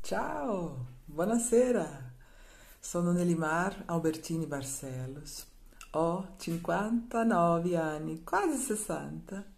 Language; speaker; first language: Italian; non-native, learner; Portuguese